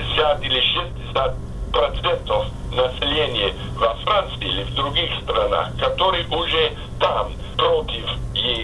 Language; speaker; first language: Russian; non-native, fluent; English